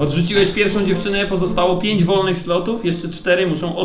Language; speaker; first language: Polish; native; Polish